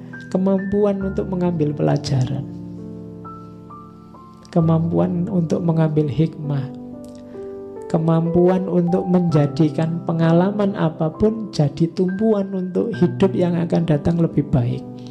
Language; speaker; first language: Indonesian; non-native, local second language; Javanese